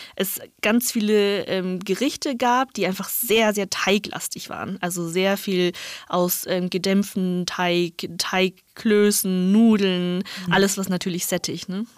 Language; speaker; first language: German; non-native, fluent; Chinese